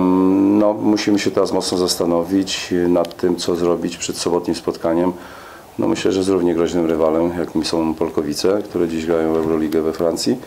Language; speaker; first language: Polish; native; Polish